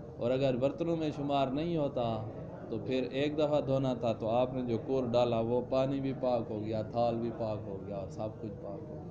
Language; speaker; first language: Urdu; non-native, local second language; Punjabi